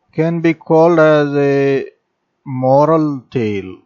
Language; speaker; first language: English; non-native, local second language; Marathi